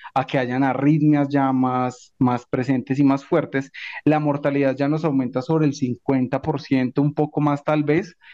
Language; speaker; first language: Spanish; native; Spanish